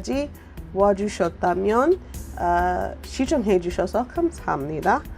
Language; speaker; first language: Korean; non-native, learner; English